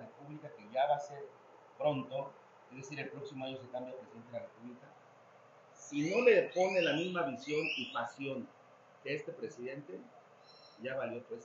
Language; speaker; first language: Spanish; native; Spanish